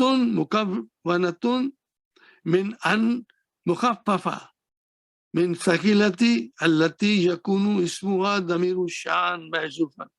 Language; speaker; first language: Arabic; non-native, fluent; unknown